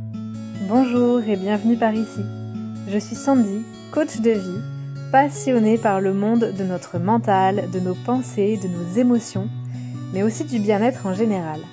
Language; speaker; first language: French; native; French